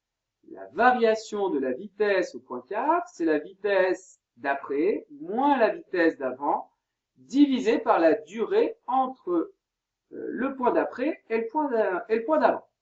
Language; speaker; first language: French; native; French